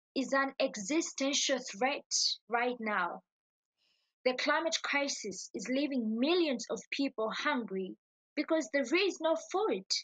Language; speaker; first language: English; non-native, local second language; Ganda